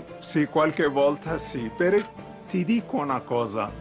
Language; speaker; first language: Italian; non-native, fluent; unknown